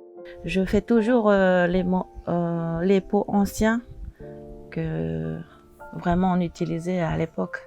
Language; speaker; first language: French; non-native, local second language; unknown